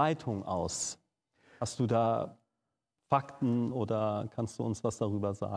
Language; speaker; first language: German; native; German